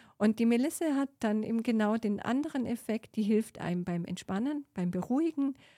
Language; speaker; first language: German; native; German